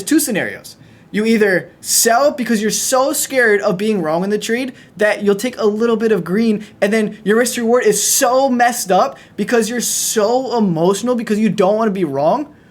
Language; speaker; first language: English; native; English